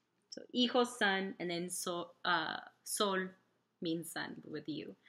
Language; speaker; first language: English; native; English